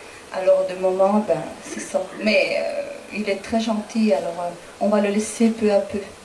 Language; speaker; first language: French; non-native, fluent; Spanish